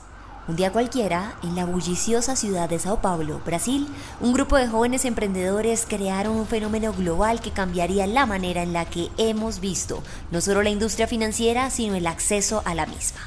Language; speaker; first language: Spanish; native; Spanish